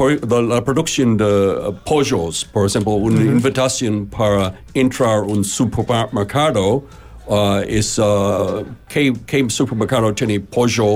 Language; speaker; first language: Spanish; non-native, learner; English